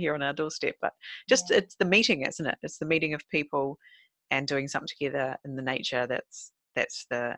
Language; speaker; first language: English; native; English